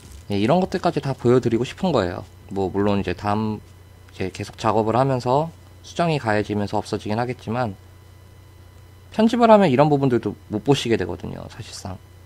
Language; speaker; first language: Korean; native; Korean